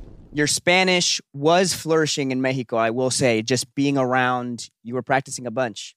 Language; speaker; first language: English; native; English